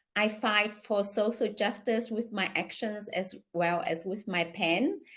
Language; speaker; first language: English; non-native, fluent; Vietnamese